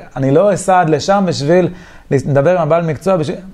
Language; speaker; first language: Hebrew; native; Hebrew